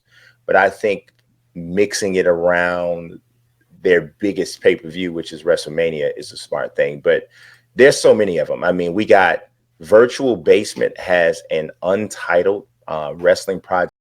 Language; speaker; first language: English; native; English